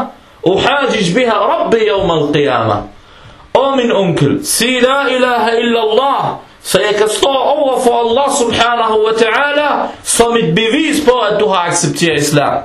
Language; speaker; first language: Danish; early bilingual, other home language; Arabic